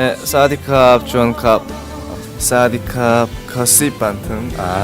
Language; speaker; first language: Thai; non-native, learner; Korean